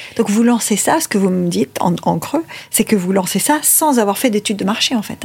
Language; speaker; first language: French; native; French